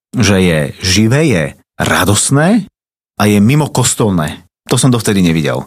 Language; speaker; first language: Slovak; native; Slovak